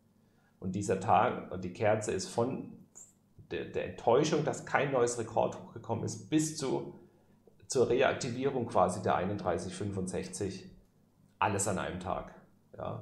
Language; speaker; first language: German; native; German